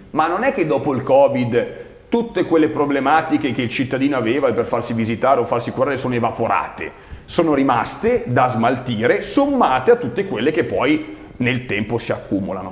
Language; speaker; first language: Italian; native; Italian